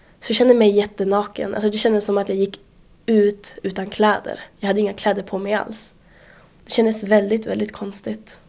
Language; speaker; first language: Swedish; early bilingual, other home language; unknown